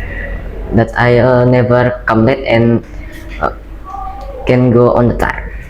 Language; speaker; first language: English; non-native, learner; Indonesian